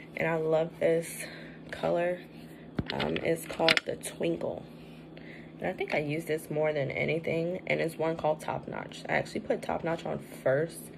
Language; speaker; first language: English; native; English